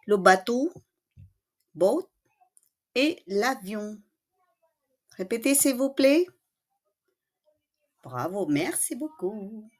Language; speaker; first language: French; non-native, fluent; Filipino